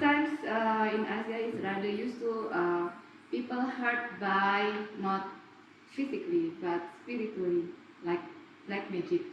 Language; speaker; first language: English; non-native, learner; Indonesian